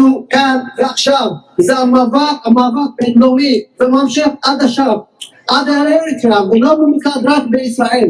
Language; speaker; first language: Hebrew; non-native, fluent; Tigrinya